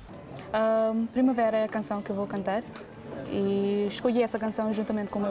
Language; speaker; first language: Portuguese; early bilingual, heritage; Konkani